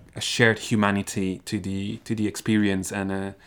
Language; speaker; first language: English; non-native, fluent; Spanish